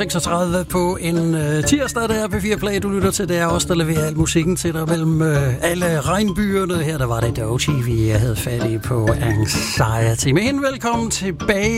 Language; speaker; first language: Danish; native; Danish